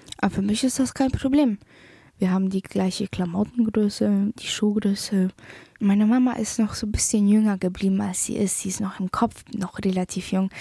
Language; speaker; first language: German; early bilingual, other home language; Polish